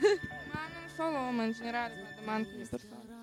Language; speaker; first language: Italian; non-native, learner; Russian